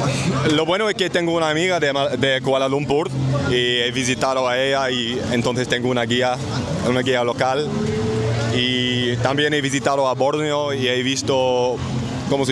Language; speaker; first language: Spanish; non-native, learner; Dutch